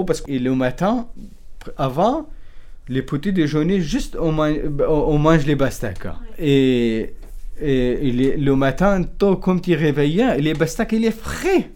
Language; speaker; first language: French; non-native, learner; Kurdish